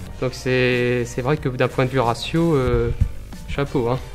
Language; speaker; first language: French; native; French